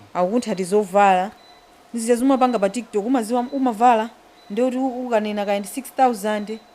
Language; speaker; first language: Nyanja; native; Nyanja